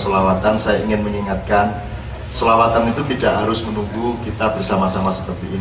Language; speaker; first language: Indonesian; non-native, local second language; Javanese